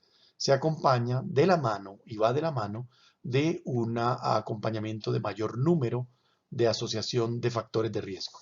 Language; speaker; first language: Spanish; native; Spanish